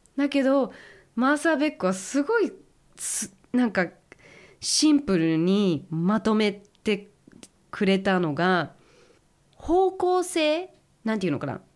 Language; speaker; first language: Japanese; early bilingual, heritage; Japanese